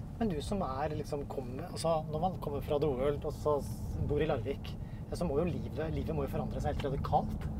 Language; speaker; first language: Norwegian; native; Norwegian